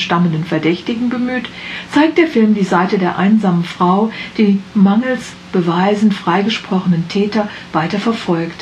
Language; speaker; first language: German; native; German